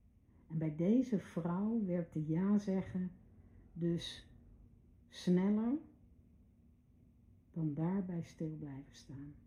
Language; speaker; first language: Dutch; native; Dutch